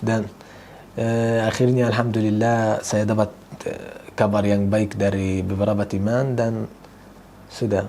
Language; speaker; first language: Indonesian; non-native, learner; Arabic